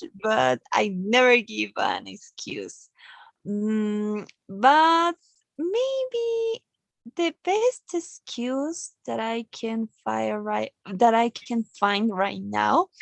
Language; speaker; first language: English; non-native, learner; Spanish